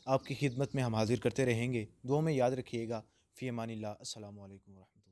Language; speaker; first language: Urdu; non-native, local second language; Pahari-Potwari